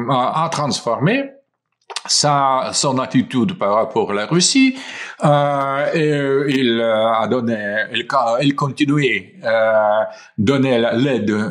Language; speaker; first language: French; non-native, fluent; Russian